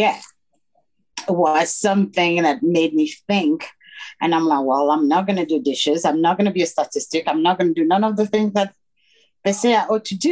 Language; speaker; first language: English; non-native, fluent; French